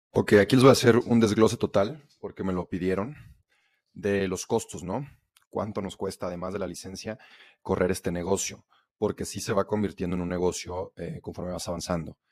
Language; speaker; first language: Spanish; native; Spanish